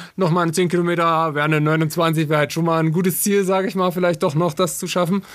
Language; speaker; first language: German; native; German